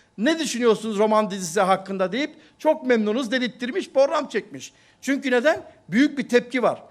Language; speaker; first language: Turkish; native; Turkish